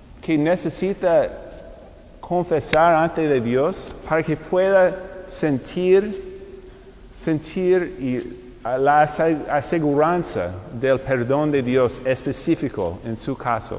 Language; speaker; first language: Spanish; non-native, fluent; English